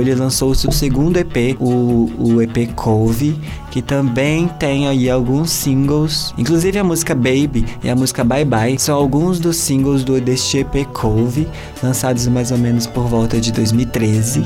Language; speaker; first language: Portuguese; native; Portuguese